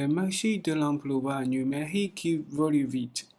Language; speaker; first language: French; non-native, learner; Chinese